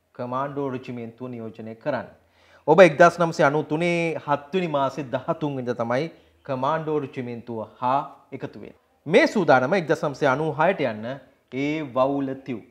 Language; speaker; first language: Sinhala; native; Sinhala